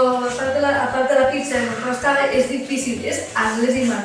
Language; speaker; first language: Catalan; non-native, local second language; Spanish